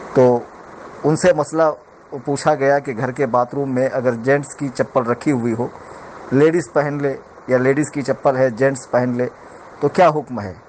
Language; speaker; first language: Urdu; native; Urdu